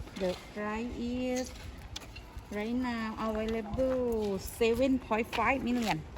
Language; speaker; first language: English; non-native, local second language; Thai